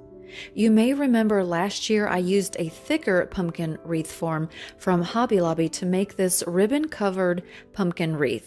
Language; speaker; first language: English; native; English